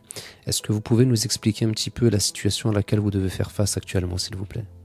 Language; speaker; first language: French; native; French